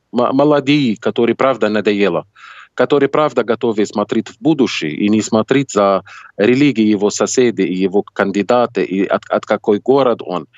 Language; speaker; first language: Russian; non-native, fluent; Arabic